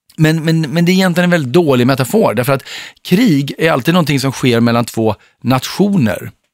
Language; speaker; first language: Swedish; native; Swedish